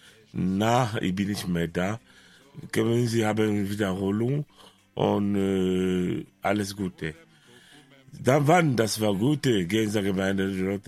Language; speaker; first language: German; non-native, learner; Romanian